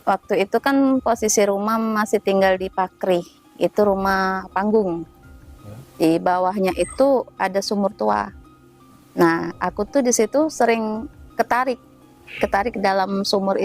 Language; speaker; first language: Indonesian; native; Indonesian